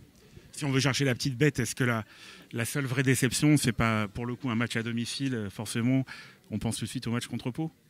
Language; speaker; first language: French; native; French